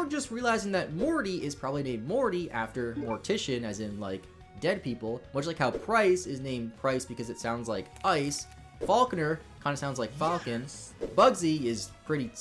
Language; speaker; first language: English; native; English